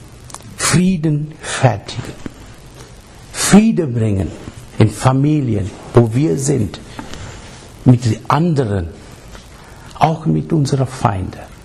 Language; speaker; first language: German; non-native, learner; English